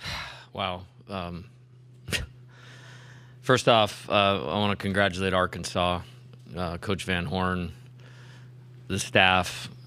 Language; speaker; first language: English; native; English